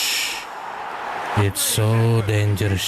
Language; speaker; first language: English; non-native, learner; Indonesian